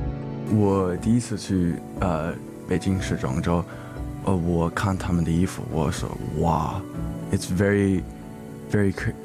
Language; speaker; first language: Chinese; early bilingual, heritage; English